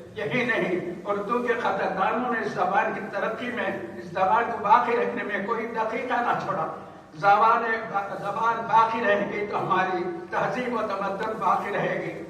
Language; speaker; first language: Urdu; native; Urdu